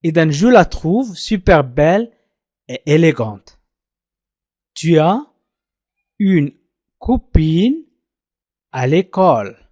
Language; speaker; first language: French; non-native, fluent; Arabic